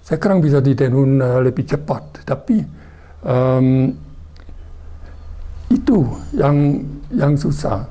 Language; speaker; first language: Indonesian; non-native, learner; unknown